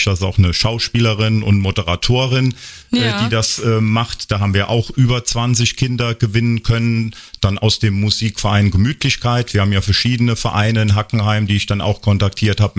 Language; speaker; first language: German; native; German